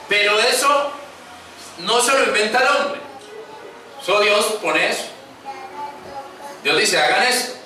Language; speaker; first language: Spanish; native; Spanish